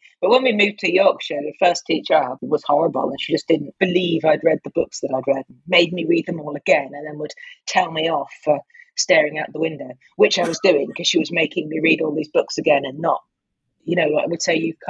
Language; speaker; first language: English; native; English